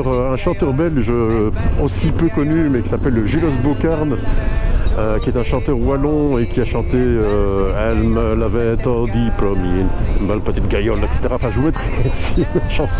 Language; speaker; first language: French; native; French